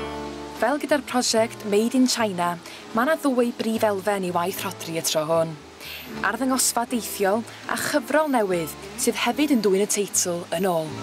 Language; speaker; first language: Welsh; native; Welsh